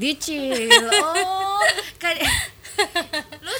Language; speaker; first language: Indonesian; native; Indonesian